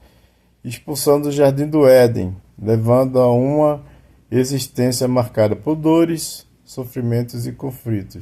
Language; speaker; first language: Portuguese; native; Portuguese